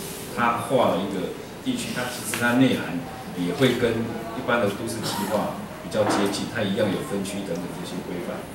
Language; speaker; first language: Chinese; native; Chinese